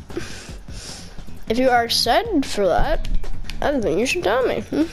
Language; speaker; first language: English; native; English